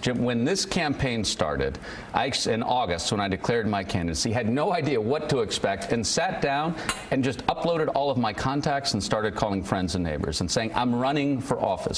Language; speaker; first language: English; native; English